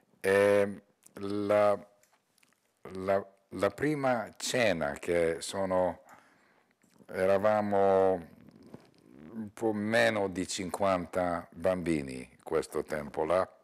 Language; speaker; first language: Italian; non-native, learner; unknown